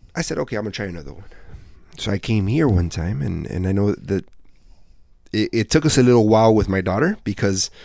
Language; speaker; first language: English; native; English